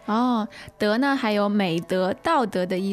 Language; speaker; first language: Chinese; native; Chinese